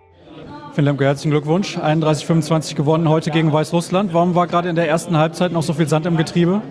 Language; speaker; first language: German; native; German